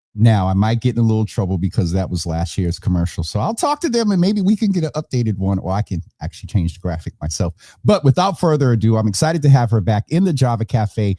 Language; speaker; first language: English; native; English